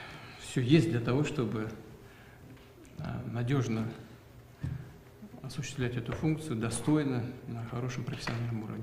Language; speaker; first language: Russian; native; Russian